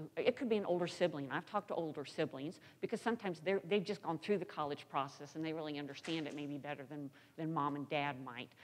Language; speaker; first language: English; native; English